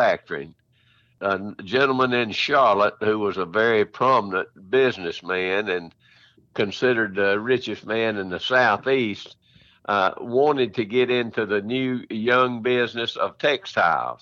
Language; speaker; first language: English; native; English